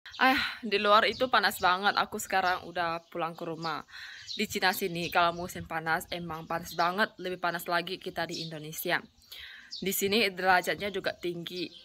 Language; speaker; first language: Indonesian; native; Indonesian